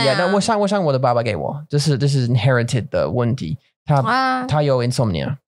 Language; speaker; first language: Chinese; non-native, learner; English